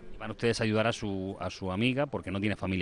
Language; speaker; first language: Spanish; native; Spanish